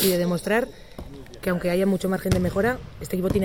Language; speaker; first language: Spanish; native; Spanish